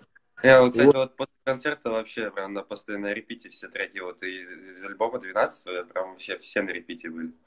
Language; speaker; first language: Russian; native; Russian